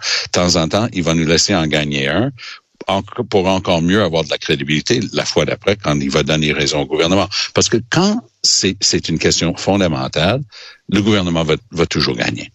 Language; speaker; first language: French; native; French